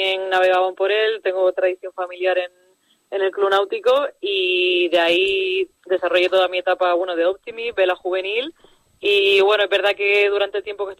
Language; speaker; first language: Spanish; native; Spanish